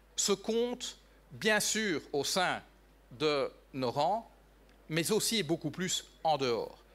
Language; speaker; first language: French; native; French